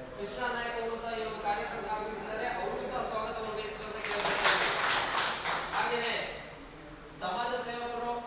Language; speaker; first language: Kannada; non-native, local second language; Lambadi